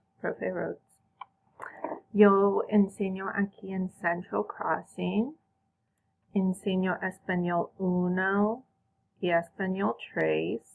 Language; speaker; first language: Spanish; non-native, fluent; English